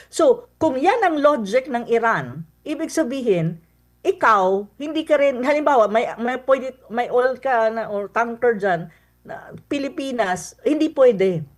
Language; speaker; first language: Filipino; non-native, local second language; Cebuano